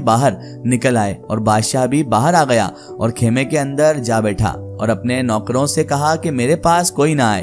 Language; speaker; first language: Hindi; native; Hindi